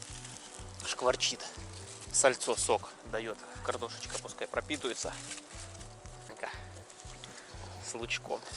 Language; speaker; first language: Russian; native; Russian